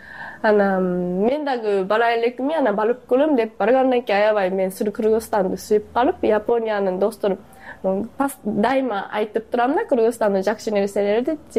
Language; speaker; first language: Kyrgyz; non-native, fluent; Japanese